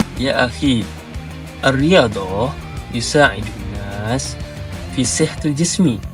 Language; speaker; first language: Arabic; non-native, learner; Malay